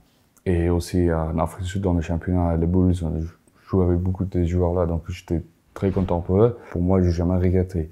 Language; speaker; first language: French; non-native, fluent; Afrikaans